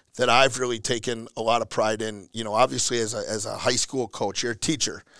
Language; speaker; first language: English; native; English